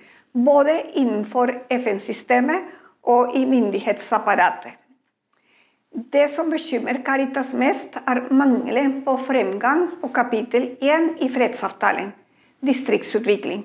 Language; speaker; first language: Norwegian; non-native, fluent; Spanish